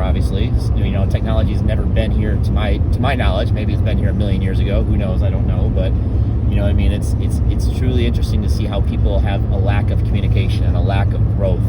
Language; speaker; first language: English; native; English